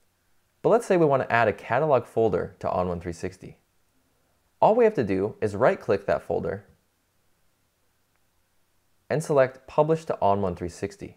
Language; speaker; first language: English; native; English